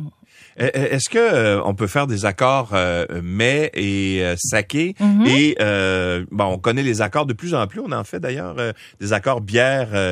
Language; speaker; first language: French; native; French